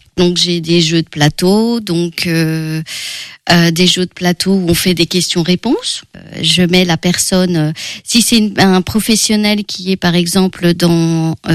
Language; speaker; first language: French; early bilingual, other home language; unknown